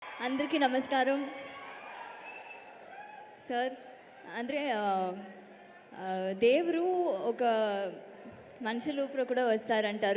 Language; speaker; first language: Telugu; non-native, local second language; Tamil